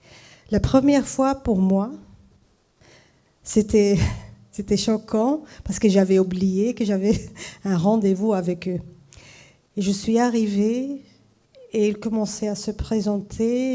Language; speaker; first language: French; non-native, fluent; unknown